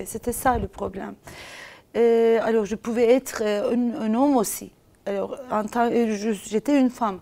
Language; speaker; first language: French; non-native, fluent; Turkish